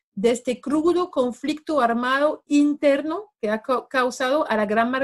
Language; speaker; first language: Spanish; non-native, fluent; French